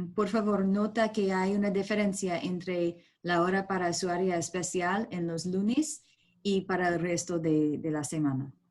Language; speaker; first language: Spanish; non-native, learner; English